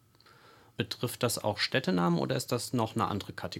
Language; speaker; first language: German; native; German